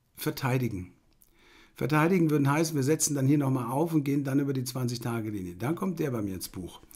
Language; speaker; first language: German; native; German